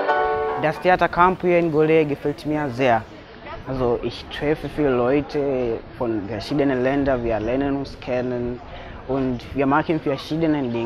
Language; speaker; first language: German; non-native, learner; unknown